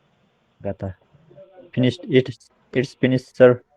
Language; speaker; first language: English; non-native, learner; Nepali